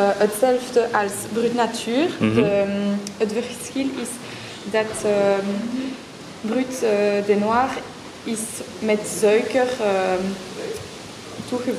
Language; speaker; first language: Dutch; non-native, learner; French